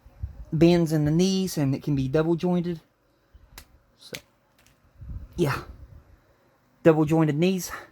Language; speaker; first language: English; native; English